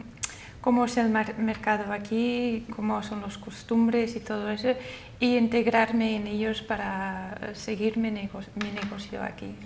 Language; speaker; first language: Spanish; non-native, fluent; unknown